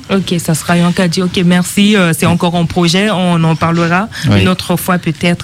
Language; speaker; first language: French; non-native, local second language; Sango